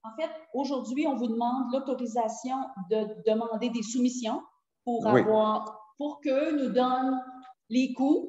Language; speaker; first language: French; native; French